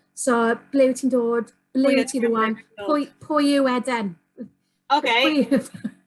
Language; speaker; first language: Welsh; non-native, local second language; English